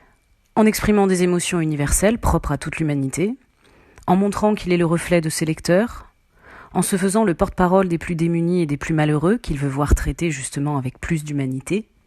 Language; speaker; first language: French; native; French